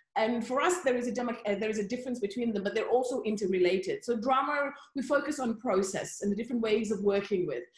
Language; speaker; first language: English; native; English